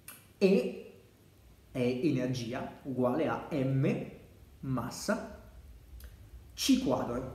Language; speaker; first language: Italian; native; Italian